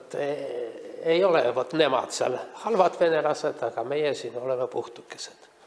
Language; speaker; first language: Estonian; non-native, local second language; Russian